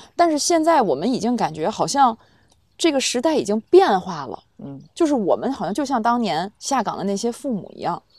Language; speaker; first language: Chinese; native; Chinese